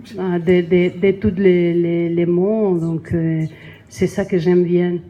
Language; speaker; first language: French; non-native, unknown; Spanish